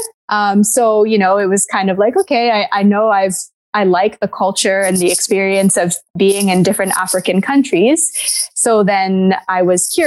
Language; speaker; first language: English; native; English